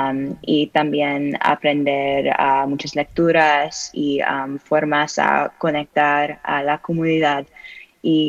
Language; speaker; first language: Spanish; non-native, learner; English